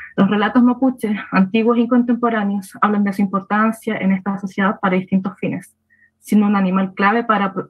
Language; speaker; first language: Spanish; native; Spanish